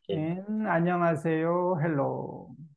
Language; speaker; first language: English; non-native, learner; Korean